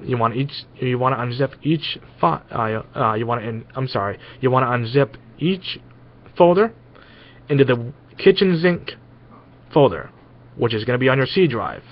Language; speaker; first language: English; native; English